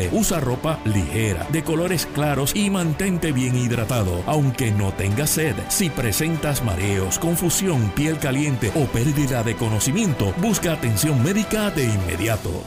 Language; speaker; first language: Spanish; native; Spanish